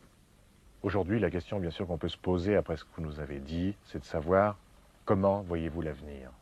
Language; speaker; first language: French; native; French